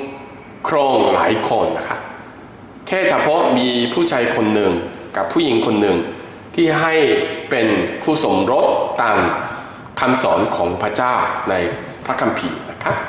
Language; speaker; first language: Thai; non-native, fluent; Korean